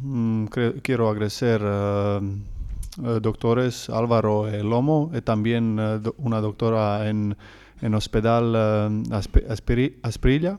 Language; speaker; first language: Spanish; non-native, learner; Croatian